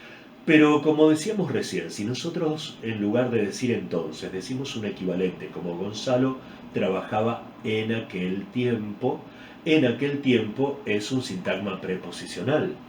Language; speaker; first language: Spanish; native; Spanish